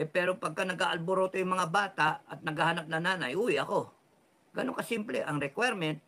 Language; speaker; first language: Filipino; non-native, local second language; Cebuano